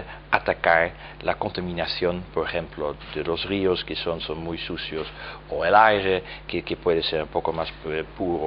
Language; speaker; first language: Spanish; non-native, fluent; Dutch